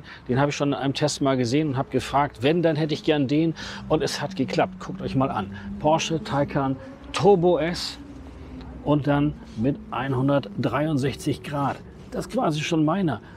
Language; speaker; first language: German; native; German